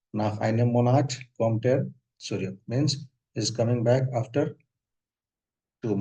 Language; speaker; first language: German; non-native, fluent; Hindi